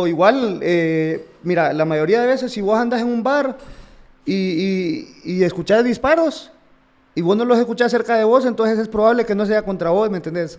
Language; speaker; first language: Spanish; native; Spanish